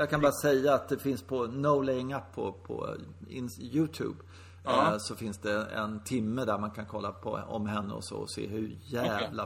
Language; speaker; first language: Swedish; native; Swedish